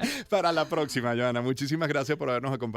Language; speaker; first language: Spanish; native; Spanish